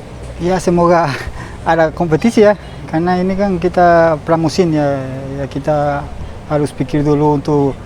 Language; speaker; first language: Indonesian; non-native, fluent; Spanish